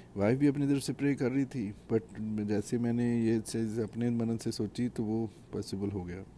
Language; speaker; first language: Hindi; native; Hindi